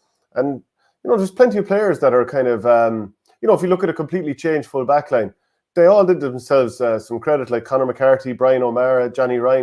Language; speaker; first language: English; native; English